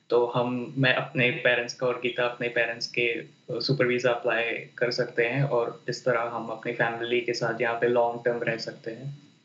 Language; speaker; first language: Hindi; non-native, local second language; Kachhi